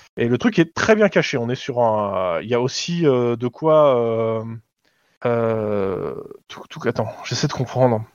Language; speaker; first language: French; native; French